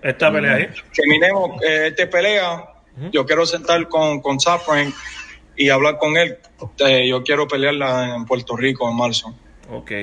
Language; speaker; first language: Spanish; early bilingual, heritage; English